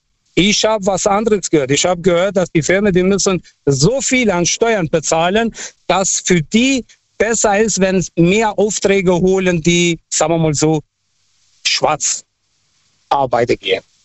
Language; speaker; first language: German; non-native, fluent; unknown